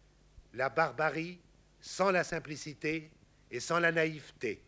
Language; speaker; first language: French; native; French